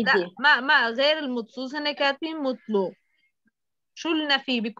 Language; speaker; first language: Arabic; native; Arabic